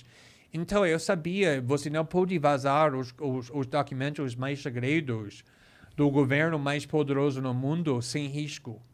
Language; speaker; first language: Portuguese; non-native, fluent; English